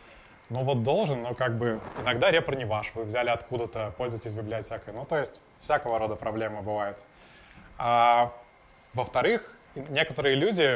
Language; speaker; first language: Russian; native; Russian